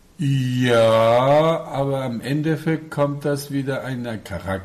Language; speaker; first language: German; non-native, learner; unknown